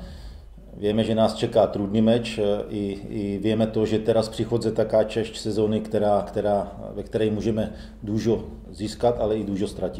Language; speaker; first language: Polish; non-native, learner; Czech